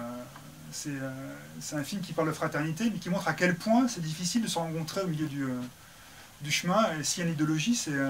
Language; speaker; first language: French; native; French